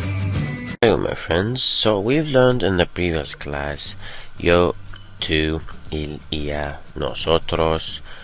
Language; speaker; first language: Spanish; non-native, fluent; Arabic